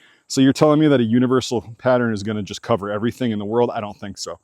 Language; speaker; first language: English; native; English